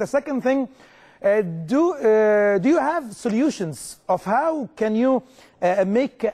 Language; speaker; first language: English; non-native, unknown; Arabic